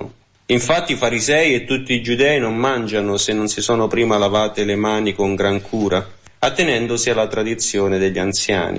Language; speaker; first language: Italian; native; Italian